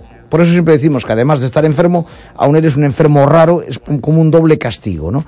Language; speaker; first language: Spanish; native; Spanish